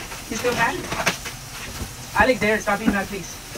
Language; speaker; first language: English; early bilingual, other home language; Spanish